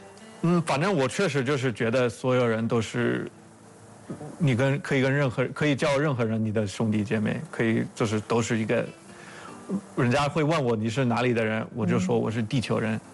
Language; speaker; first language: Chinese; non-native, fluent; English